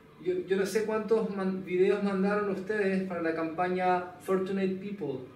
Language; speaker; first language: Spanish; non-native, learner; English